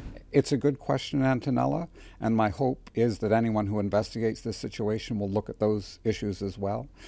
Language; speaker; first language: English; native; English